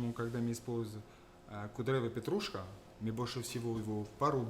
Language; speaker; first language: Russian; non-native, fluent; French